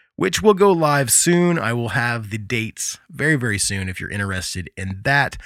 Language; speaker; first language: English; native; English